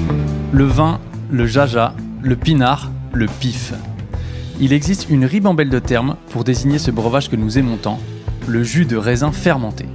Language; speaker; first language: French; native; French